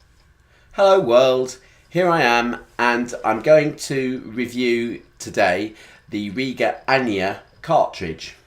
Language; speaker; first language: English; native; English